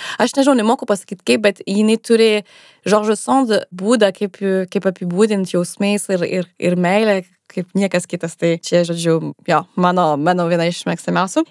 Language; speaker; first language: Lithuanian; non-native, fluent; French